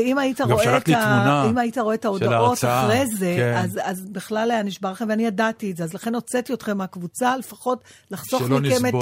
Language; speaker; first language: Hebrew; native; Hebrew